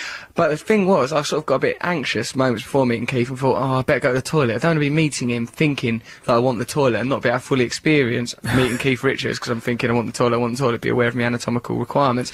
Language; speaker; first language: English; native; English